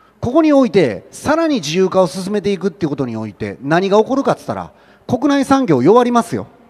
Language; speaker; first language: Japanese; native; Japanese